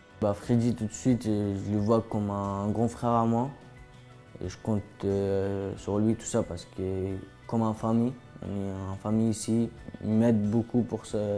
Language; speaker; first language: French; non-native, local second language; Arabic